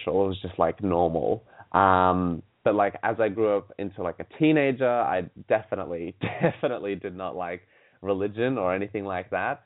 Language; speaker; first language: English; native; English